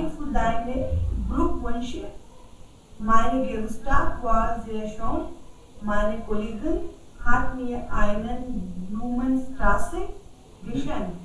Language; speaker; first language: German; non-native, learner; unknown